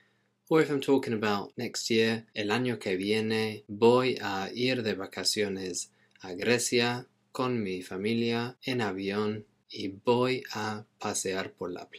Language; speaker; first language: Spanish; non-native, fluent; English